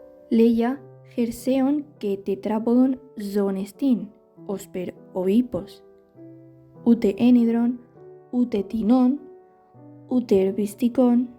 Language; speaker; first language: Greek; non-native, learner; Catalan